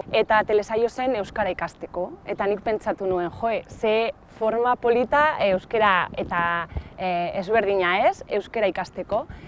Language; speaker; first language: Basque; non-native, local second language; Spanish